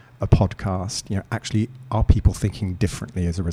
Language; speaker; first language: English; native; English